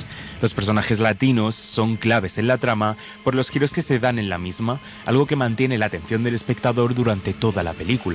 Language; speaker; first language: Spanish; native; Spanish